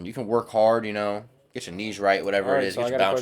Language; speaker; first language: English; native; English